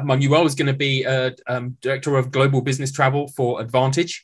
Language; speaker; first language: English; native; English